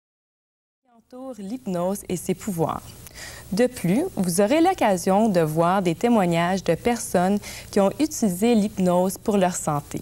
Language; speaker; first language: French; native; French